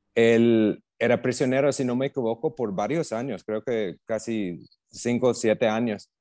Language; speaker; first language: Spanish; non-native, fluent; English